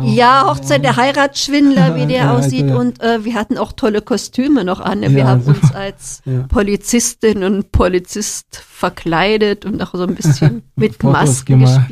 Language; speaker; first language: German; native; German